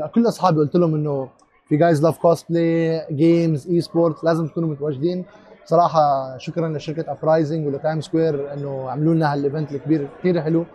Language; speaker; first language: Arabic; native; Arabic